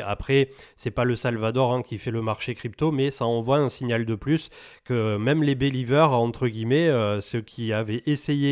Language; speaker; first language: French; native; French